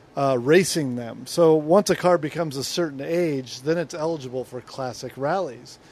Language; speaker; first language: English; native; English